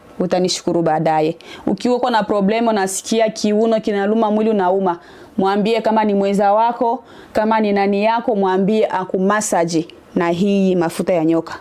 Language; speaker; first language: Swahili; native; Swahili